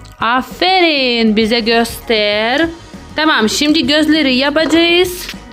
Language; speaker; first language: Turkish; non-native, learner; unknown